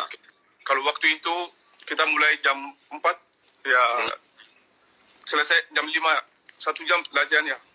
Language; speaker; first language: Indonesian; non-native, learner; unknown